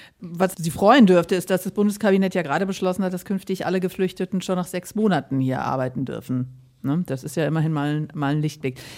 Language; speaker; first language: German; native; German